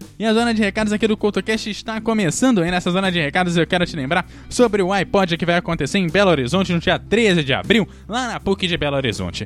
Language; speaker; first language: Portuguese; native; Portuguese